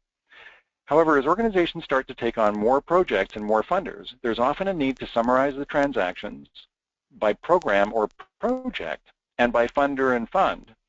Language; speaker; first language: English; native; English